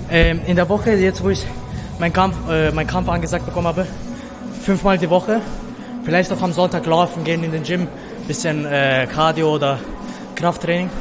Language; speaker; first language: German; non-native, fluent; Persian